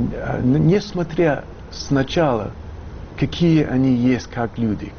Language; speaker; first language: Russian; non-native, fluent; English